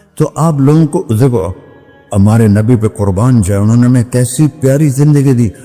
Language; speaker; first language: Urdu; non-native, local second language; Punjabi